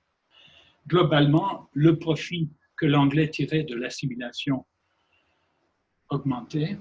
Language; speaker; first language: French; native; French